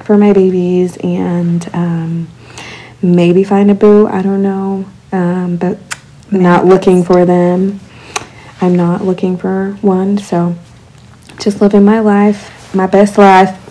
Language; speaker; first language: English; early bilingual, other home language; Spanish